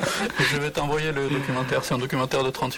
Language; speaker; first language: French; native; French